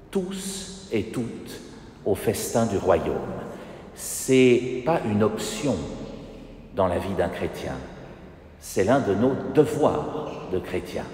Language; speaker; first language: French; native; French